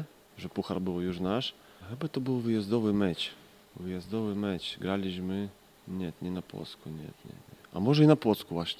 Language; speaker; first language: Polish; non-native, fluent; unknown